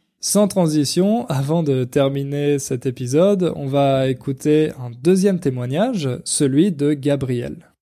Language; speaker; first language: French; native; French